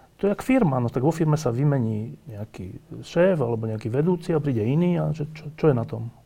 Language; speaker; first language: Slovak; native; Slovak